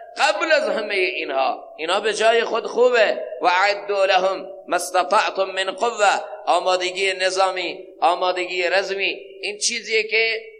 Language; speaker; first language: Persian; non-native, local second language; Central Kurdish